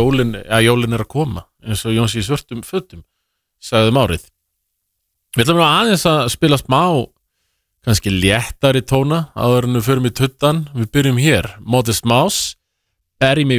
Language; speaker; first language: Icelandic; native; Icelandic